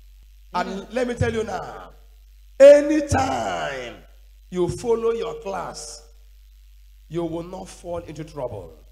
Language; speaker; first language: English; non-native, local second language; Igbo